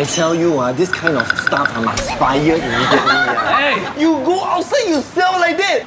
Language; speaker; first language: English; non-native, local second language; Chinese